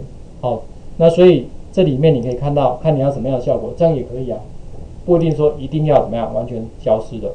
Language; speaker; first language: Chinese; native; Chinese